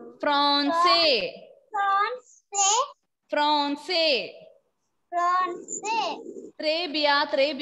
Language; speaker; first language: French; non-native, fluent; Malayalam